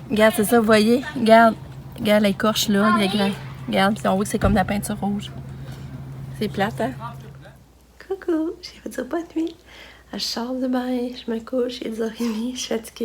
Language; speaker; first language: French; native; French